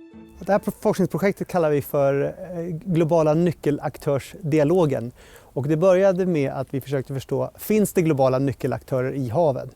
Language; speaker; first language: Swedish; native; Swedish